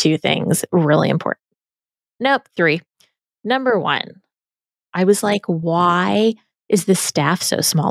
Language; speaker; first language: English; native; English